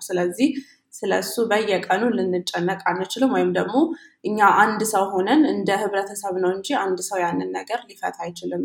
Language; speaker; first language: Amharic; native; Amharic